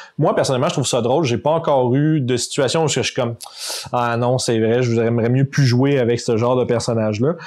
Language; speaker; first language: French; native; French